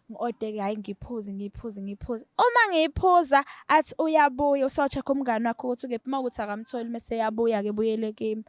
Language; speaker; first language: Zulu; native; Zulu